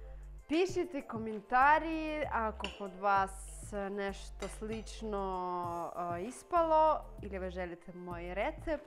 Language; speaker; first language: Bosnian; non-native, learner; Russian